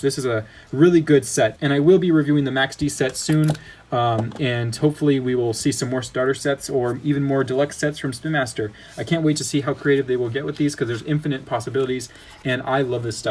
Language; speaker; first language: English; native; English